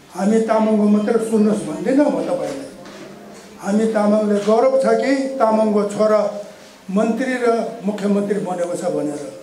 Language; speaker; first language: Nepali; non-native, local second language; Eastern Tamang